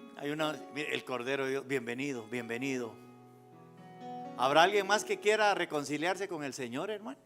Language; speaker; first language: Spanish; native; Spanish